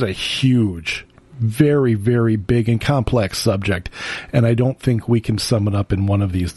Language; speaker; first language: English; native; English